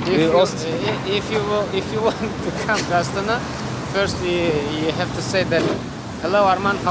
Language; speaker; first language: English; non-native, learner; Kazakh